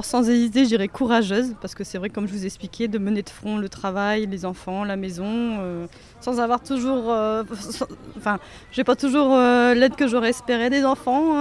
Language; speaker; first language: French; native; French